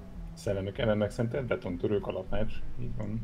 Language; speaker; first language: Hungarian; native; Hungarian